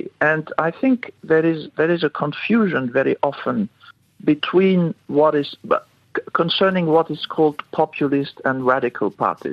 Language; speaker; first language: English; non-native, fluent; French